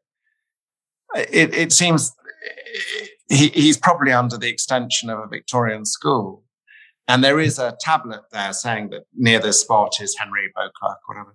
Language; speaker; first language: English; native; English